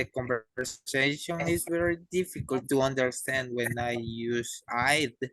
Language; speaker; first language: English; non-native, learner; Spanish